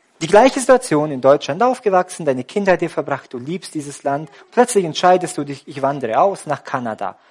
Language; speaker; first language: German; native; German